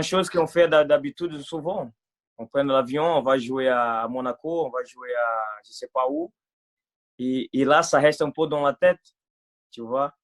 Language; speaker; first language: French; non-native, fluent; Portuguese